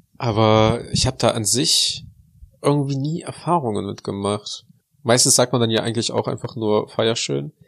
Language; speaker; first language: German; early bilingual, other home language; Russian